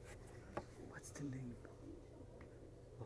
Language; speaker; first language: English; non-native, fluent; French